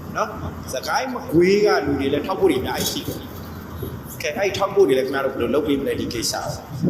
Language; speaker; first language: Burmese; native; Burmese